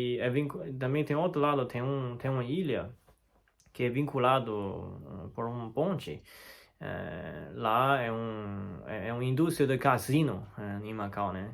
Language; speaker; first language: Portuguese; non-native, fluent; Chinese